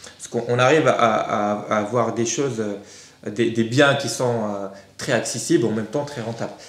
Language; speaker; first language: French; non-native, local second language; Arabic